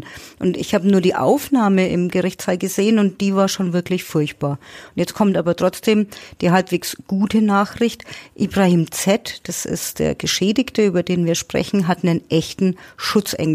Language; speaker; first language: German; native; German